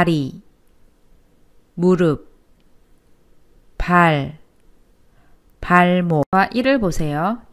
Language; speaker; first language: Korean; native; Korean